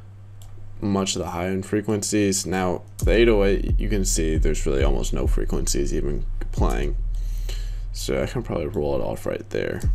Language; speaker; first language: English; native; English